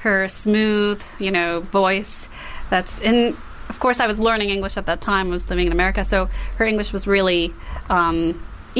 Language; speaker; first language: English; non-native, fluent; Japanese